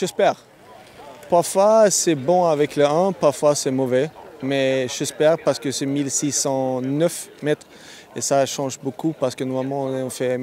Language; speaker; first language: French; non-native, fluent; Swedish